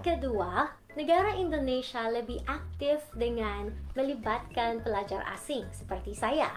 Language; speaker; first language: Indonesian; non-native, learner; Filipino